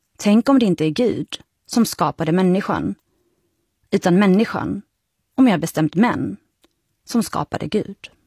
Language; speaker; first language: Swedish; early bilingual, other home language; Arabic